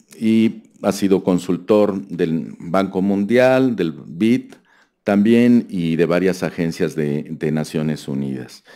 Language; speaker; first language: Spanish; native; Spanish